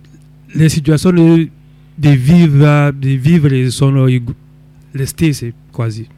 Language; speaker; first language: Italian; non-native, local second language; French